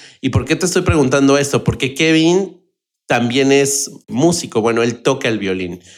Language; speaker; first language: Spanish; native; Spanish